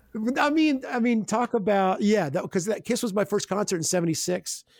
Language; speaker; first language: English; native; English